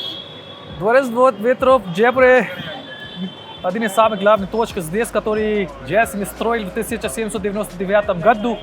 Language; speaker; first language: Russian; non-native, learner; Hindi